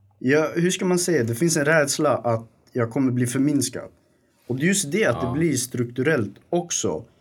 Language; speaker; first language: Swedish; early bilingual, other home language; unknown